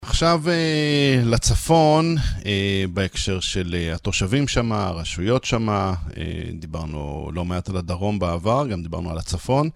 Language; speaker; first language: Hebrew; native; Hebrew